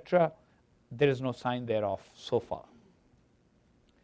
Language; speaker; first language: English; non-native, local second language; Urdu